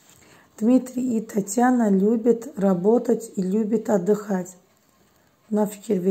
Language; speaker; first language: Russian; non-native, fluent; Azerbaijani